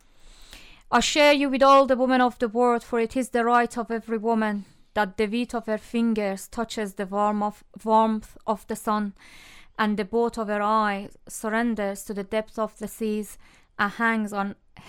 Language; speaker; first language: English; non-native, fluent; Persian